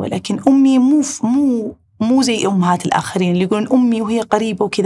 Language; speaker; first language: Arabic; native; Arabic